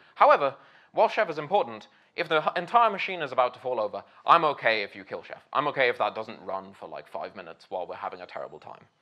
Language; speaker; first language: English; native; English